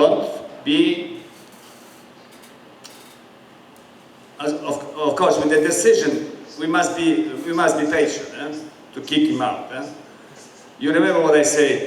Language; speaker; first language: English; non-native, learner; Polish